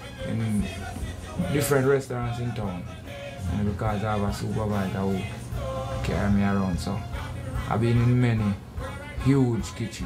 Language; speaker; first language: English; non-native, local second language; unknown